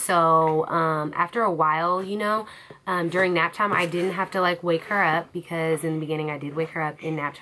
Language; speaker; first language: English; native; English